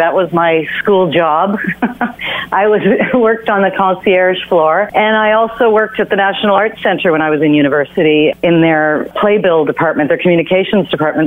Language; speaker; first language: English; native; English